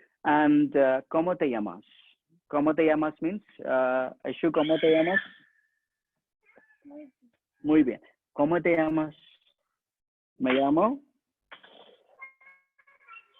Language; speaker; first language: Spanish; non-native, fluent; Malayalam